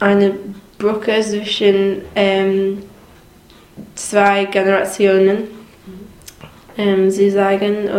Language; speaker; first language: German; non-native, learner; English